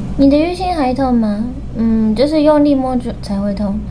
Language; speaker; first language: Chinese; non-native, fluent; Japanese